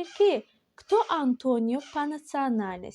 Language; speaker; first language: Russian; non-native, local second language; Azerbaijani